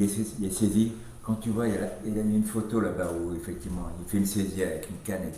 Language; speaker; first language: French; native; French